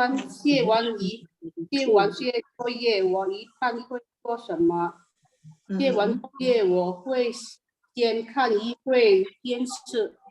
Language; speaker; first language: Chinese; non-native, learner; Indonesian